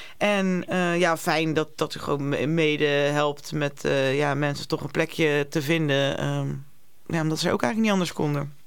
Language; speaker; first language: Dutch; native; Dutch